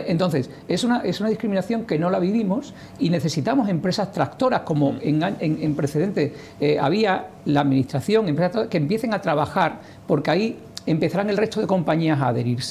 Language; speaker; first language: Spanish; native; Spanish